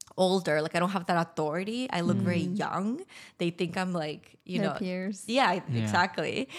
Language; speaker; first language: English; non-native, fluent; Spanish